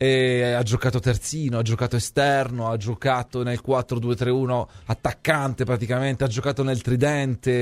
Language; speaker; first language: Italian; native; Italian